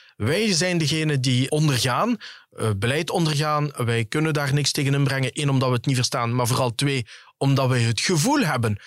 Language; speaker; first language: Dutch; early bilingual, other home language; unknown